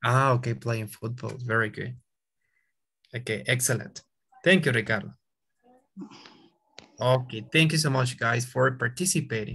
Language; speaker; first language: English; non-native, fluent; Spanish